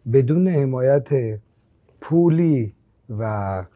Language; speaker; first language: Persian; non-native, local second language; Armenian